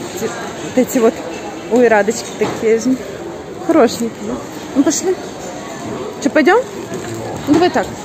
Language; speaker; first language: Russian; native; Russian